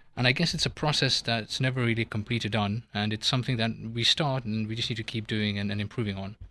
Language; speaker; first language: English; native; English